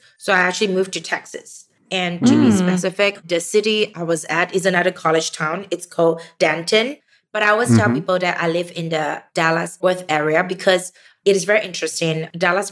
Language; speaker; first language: English; non-native, local second language; Chinese